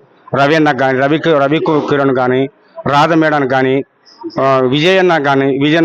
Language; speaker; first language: Telugu; native; Telugu